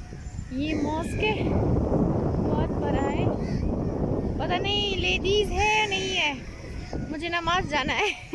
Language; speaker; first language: Hindi; non-native, learner; Arabic